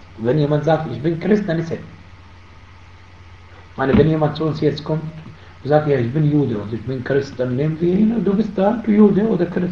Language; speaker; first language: German; non-native, fluent; Arabic